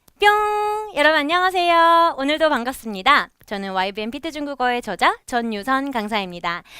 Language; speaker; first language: Korean; native; Korean